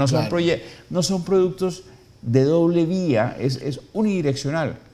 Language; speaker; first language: Spanish; native; Spanish